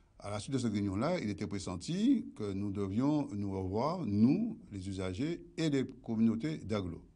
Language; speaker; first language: French; native; French